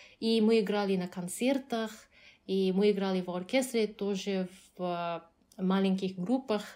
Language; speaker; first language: Russian; non-native, fluent; Japanese